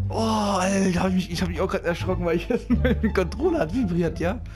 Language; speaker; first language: German; native; German